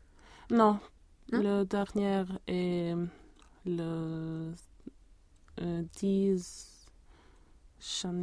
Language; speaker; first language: French; non-native, learner; Swedish